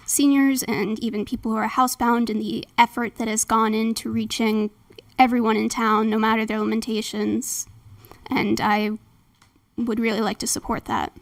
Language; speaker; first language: English; native; English